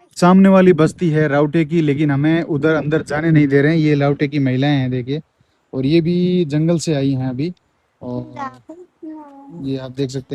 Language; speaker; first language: Hindi; native; Hindi